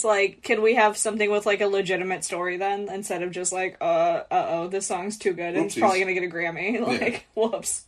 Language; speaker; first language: English; native; English